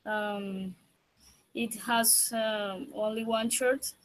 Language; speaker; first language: English; non-native, learner; Spanish